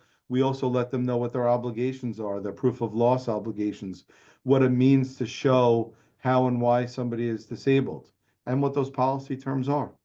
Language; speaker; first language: English; native; English